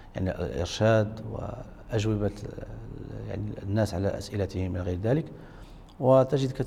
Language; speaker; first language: Arabic; native; Arabic